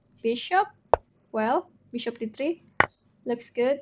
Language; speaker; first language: English; non-native, fluent; Indonesian